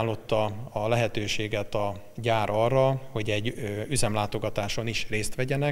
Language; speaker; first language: Hungarian; native; Hungarian